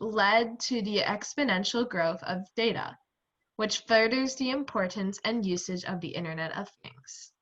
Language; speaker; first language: English; native; English